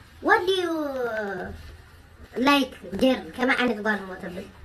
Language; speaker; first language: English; non-native, learner; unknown